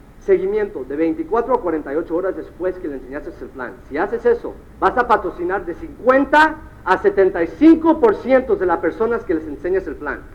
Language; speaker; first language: Spanish; early bilingual, heritage; Spanish